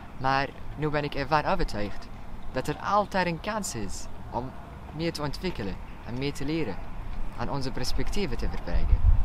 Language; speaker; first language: Dutch; non-native, fluent; Arabic